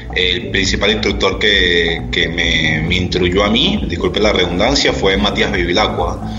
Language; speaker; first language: Spanish; native; Spanish